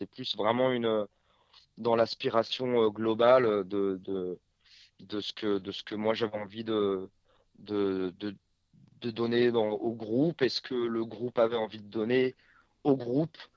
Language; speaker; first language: French; native; French